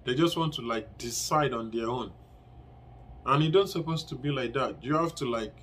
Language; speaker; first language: English; non-native, local second language; Yoruba